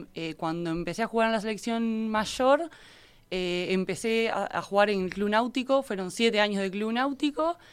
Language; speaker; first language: Spanish; native; Spanish